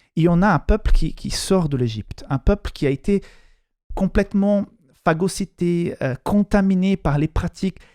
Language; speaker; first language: French; non-native, fluent; Portuguese